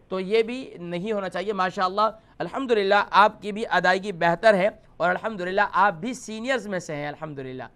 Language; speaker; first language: Urdu; native; Urdu